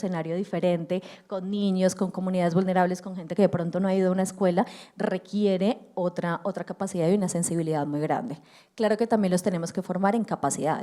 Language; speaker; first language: Spanish; native; Spanish